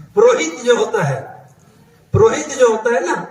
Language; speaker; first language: Hindi; non-native, local second language; Marathi